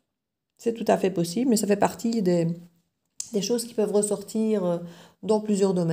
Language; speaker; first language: French; native; French